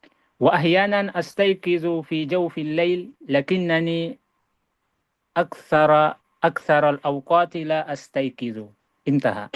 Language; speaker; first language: Arabic; non-native, learner; Indonesian